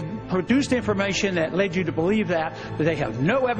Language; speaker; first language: English; native; English